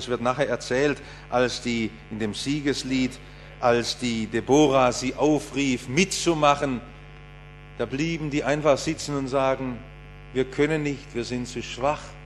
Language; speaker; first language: German; native; German